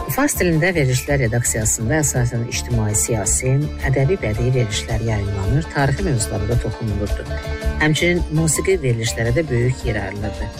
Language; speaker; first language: Azerbaijani; native; Azerbaijani